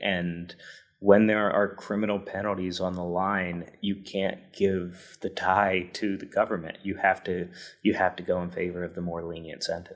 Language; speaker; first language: English; native; English